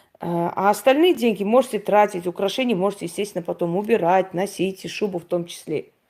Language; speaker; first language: Russian; native; Russian